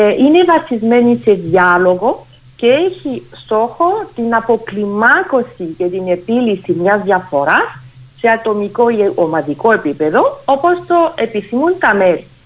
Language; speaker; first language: Greek; non-native, fluent; French